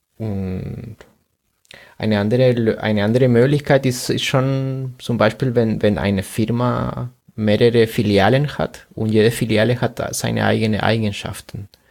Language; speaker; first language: German; non-native, fluent; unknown